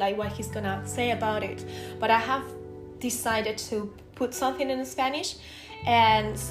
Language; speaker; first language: English; non-native, fluent; Spanish